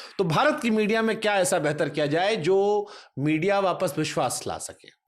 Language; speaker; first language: Hindi; native; Hindi